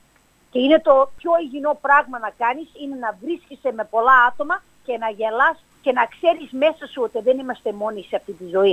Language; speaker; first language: Greek; early bilingual, heritage; English